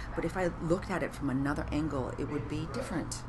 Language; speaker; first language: English; native; English